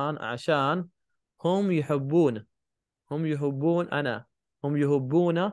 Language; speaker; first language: Arabic; non-native, fluent; Urdu